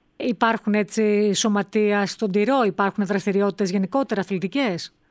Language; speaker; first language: Greek; native; Greek